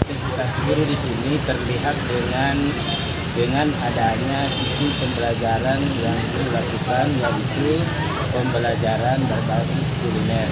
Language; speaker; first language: Indonesian; native; Indonesian